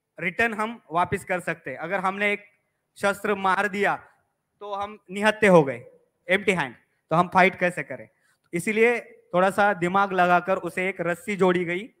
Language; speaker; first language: Hindi; non-native, local second language; Marathi